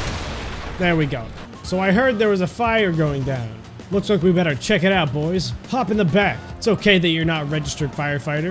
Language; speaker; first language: English; native; English